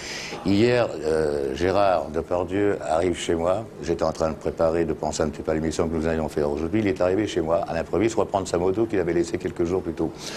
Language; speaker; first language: French; native; French